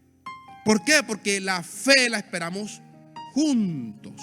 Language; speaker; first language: Spanish; native; Spanish